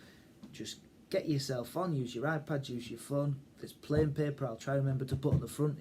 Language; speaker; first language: English; native; English